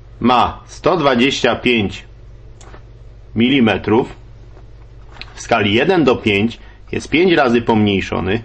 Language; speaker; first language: Polish; native; Polish